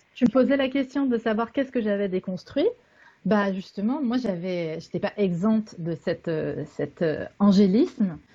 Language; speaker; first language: French; native; French